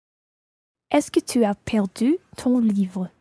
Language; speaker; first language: French; non-native, learner; English